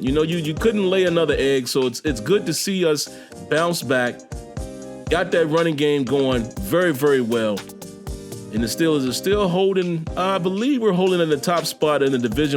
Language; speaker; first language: English; native; English